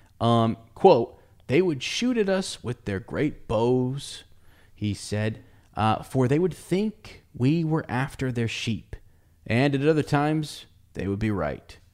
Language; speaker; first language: English; native; English